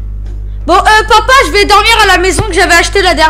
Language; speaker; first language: French; native; French